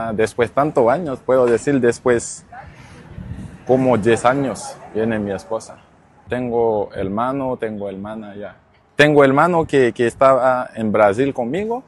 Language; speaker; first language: Spanish; non-native, learner; Haitian Creole